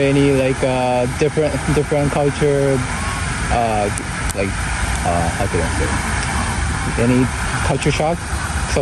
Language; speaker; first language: English; non-native, learner; Japanese